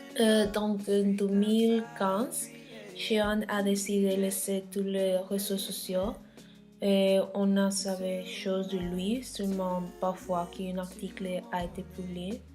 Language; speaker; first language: French; non-native, learner; Spanish